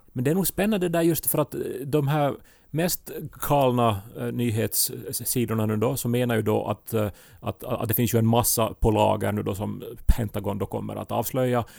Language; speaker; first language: Swedish; native; Swedish